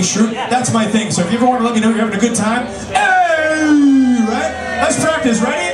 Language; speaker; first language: English; native; English